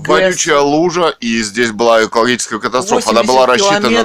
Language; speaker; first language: Russian; native; Russian